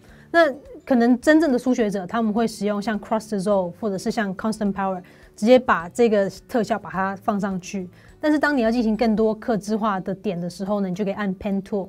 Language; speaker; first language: Chinese; native; Chinese